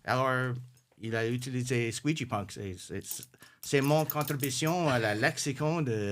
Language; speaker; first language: French; non-native, local second language; English